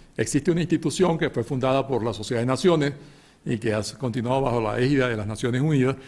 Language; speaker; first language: Spanish; native; Spanish